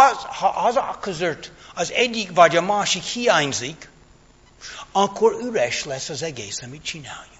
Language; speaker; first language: Hungarian; non-native, fluent; English